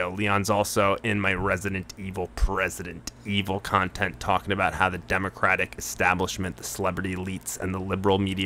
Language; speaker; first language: English; native; English